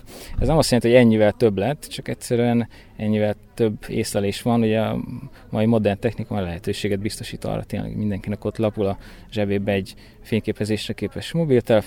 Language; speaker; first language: Hungarian; native; Hungarian